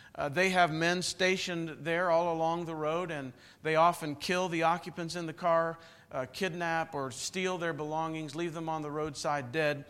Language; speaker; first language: English; native; English